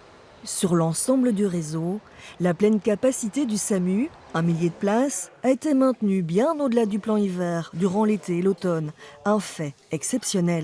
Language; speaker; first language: French; native; French